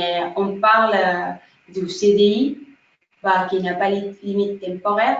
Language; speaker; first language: French; non-native, fluent; Spanish